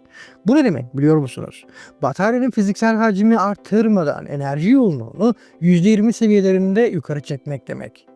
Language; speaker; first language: Turkish; native; Turkish